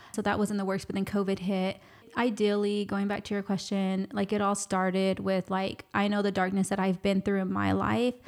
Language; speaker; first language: English; native; English